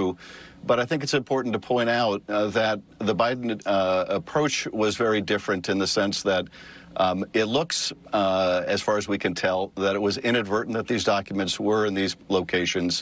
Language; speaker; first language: English; native; English